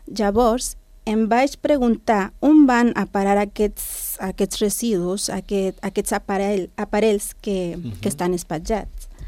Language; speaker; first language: Catalan; non-native, learner; Spanish